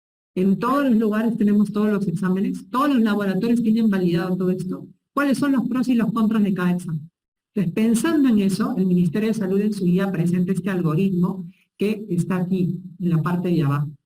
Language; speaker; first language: Spanish; native; Spanish